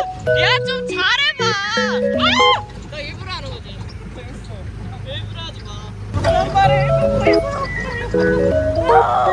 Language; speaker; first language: Korean; early bilingual, heritage; English